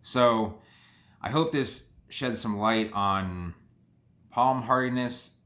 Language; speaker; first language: English; native; English